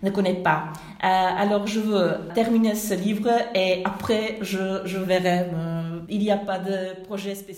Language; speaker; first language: French; non-native, fluent; Czech